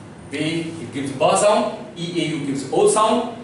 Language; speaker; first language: English; non-native, local second language; Hindi